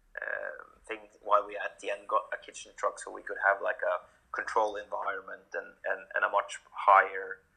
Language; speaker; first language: English; non-native, fluent; Norwegian